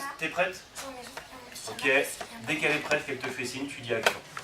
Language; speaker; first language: French; native; French